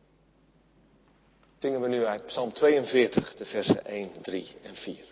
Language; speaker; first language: Dutch; native; Dutch